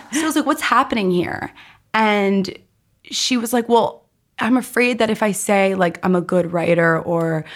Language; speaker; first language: English; native; English